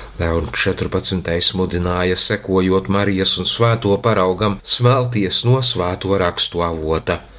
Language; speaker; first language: Latvian; native; Latvian